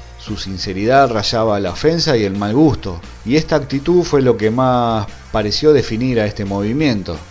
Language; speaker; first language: Spanish; native; Spanish